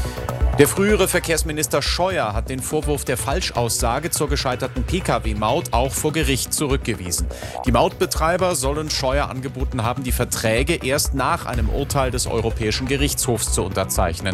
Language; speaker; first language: German; native; German